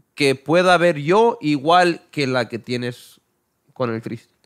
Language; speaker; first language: Spanish; early bilingual, heritage; Spanish